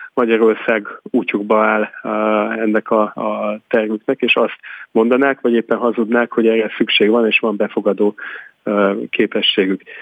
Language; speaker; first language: Hungarian; native; Hungarian